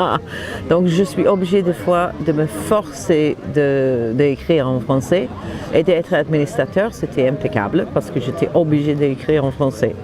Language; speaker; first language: French; non-native, fluent; English